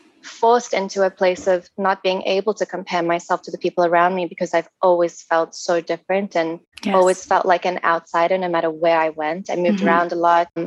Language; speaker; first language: English; native; English